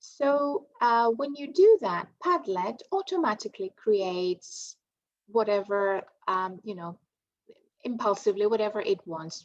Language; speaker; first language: English; non-native, fluent; Greek